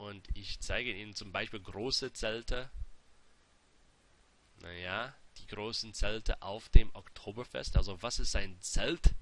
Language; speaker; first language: German; non-native, fluent; English